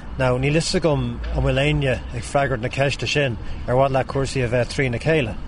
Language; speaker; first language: Irish; native; Irish